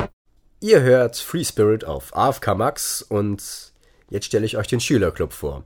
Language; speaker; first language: German; native; German